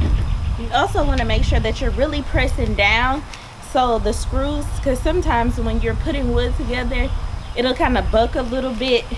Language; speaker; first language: English; native; English